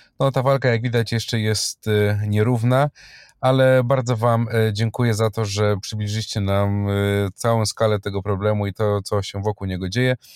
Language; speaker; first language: Polish; native; Polish